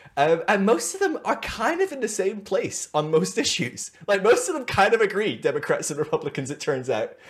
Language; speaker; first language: English; native; English